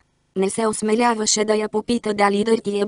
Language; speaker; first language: Bulgarian; native; Bulgarian